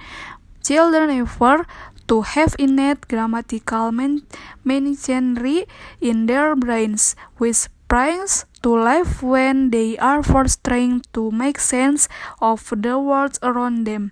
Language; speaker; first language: English; non-native, learner; Indonesian